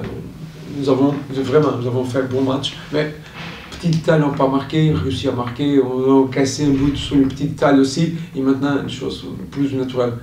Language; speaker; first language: French; non-native, learner; Portuguese